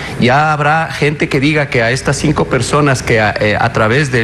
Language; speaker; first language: Spanish; native; Spanish